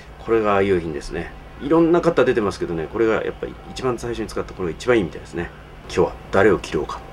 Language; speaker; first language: Japanese; native; Japanese